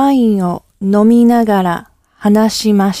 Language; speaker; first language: Japanese; non-native, learner; English